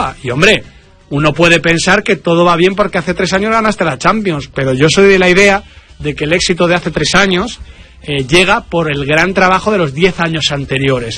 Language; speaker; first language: Spanish; native; Spanish